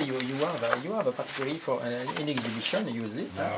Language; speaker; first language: English; non-native, learner; French